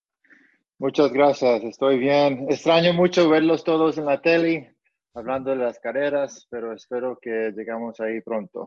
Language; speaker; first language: Spanish; early bilingual, heritage; Spanish